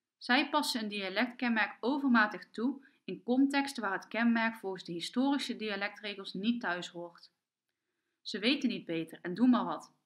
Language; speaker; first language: Dutch; native; Dutch